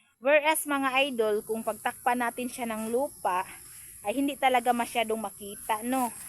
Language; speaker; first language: Filipino; non-native, local second language; Cebuano